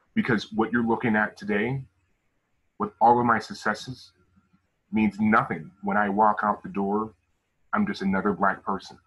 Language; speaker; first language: English; native; English